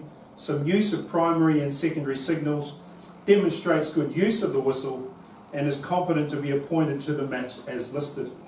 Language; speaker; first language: English; native; English